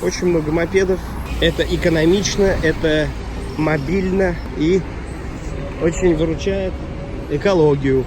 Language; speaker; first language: Russian; non-native, local second language; Tatar